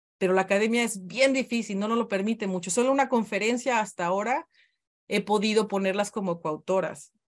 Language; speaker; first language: Spanish; native; Spanish